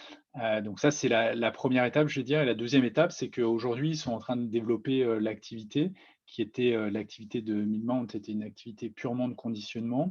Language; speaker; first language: French; native; French